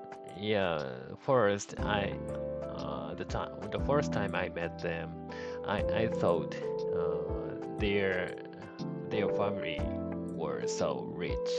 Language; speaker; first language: English; non-native, learner; Japanese